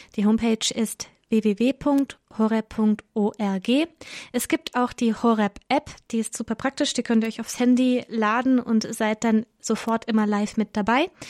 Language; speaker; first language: German; native; German